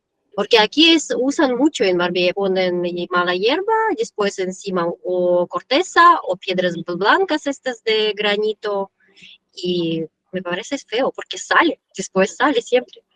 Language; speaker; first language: Spanish; non-native, learner; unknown